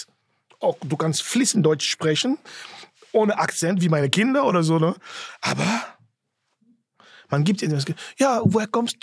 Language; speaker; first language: German; non-native, fluent; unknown